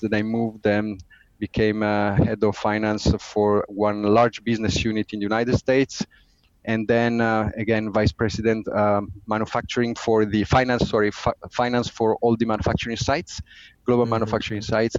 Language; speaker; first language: English; non-native, fluent; Italian